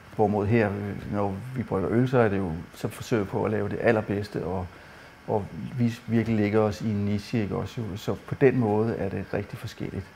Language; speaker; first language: Danish; native; Danish